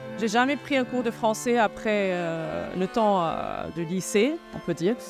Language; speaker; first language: French; non-native, fluent; Arabic